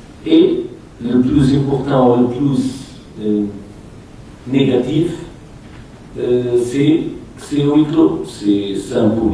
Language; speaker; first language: French; non-native, fluent; Portuguese